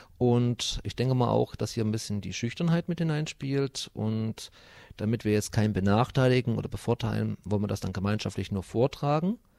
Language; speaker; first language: German; native; German